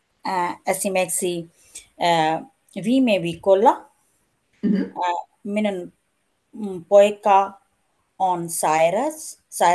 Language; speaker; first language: Finnish; non-native, learner; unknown